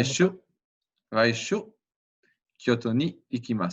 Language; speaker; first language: Japanese; non-native, learner; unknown